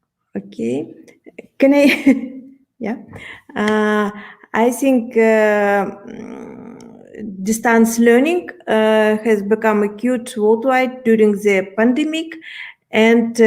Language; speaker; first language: English; non-native, learner; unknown